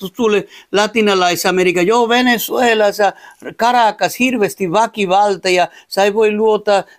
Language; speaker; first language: Finnish; non-native, fluent; Spanish